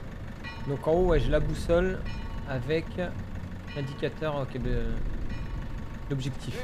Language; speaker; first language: French; native; French